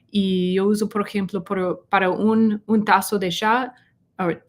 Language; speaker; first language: Spanish; non-native, learner; English